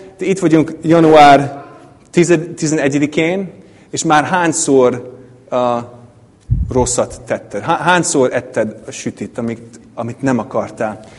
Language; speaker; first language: Hungarian; non-native, fluent; English